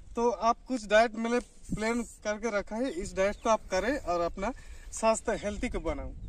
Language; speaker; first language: Hindi; non-native, local second language; Bangla